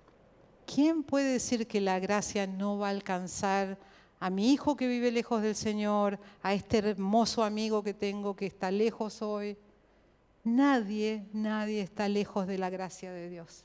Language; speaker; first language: Spanish; native; Spanish